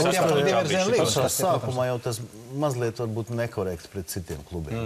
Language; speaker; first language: Latvian; native; Latvian